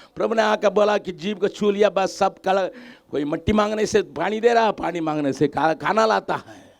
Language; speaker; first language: Hindi; non-native, local second language; Tamil